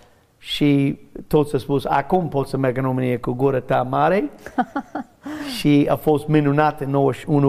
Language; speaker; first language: Romanian; non-native, learner; English